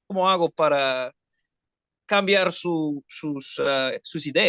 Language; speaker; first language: Spanish; non-native, learner; English